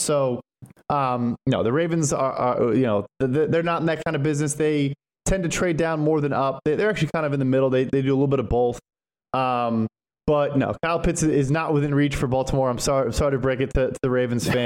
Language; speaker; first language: English; native; English